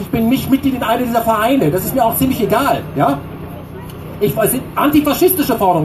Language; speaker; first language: German; native; German